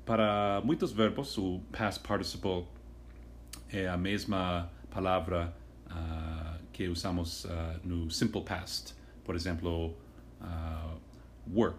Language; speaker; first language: Portuguese; non-native, fluent; English